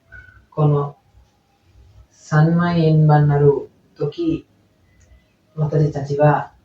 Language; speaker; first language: Japanese; non-native, learner; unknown